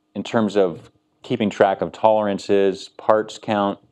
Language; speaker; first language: English; native; English